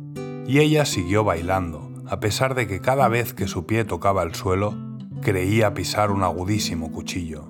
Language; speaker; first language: Spanish; native; Spanish